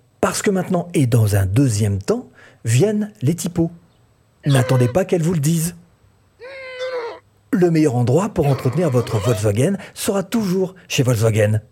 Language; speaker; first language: French; native; French